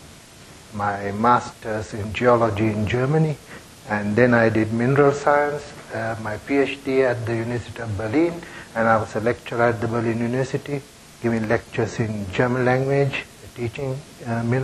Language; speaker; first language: English; non-native, local second language; Sinhala